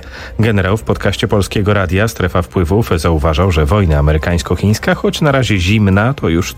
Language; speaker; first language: Polish; native; Polish